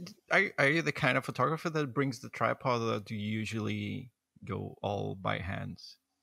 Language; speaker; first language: English; non-native, fluent; Portuguese